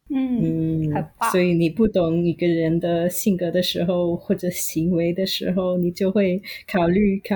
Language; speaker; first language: Chinese; non-native, fluent; Vietnamese